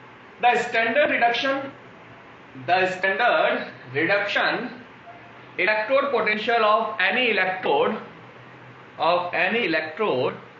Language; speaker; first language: Hindi; native; Hindi